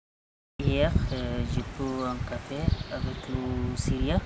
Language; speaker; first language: French; non-native, learner; Arabic